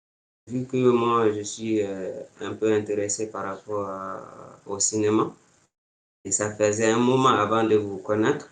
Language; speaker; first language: French; non-native, fluent; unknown